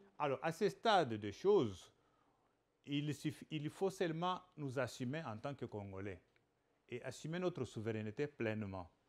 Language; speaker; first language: French; non-native, local second language; Lingala